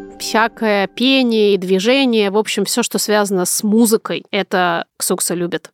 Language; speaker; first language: Russian; native; Russian